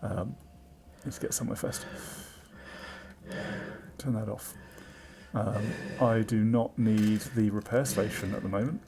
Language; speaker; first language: English; native; English